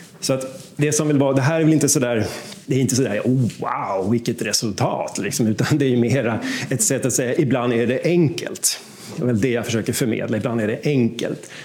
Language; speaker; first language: Swedish; native; Swedish